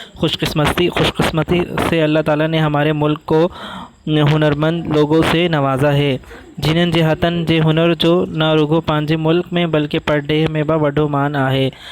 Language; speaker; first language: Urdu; non-native, local second language; Sindhi